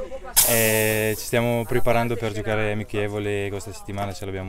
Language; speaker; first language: Italian; non-native, fluent; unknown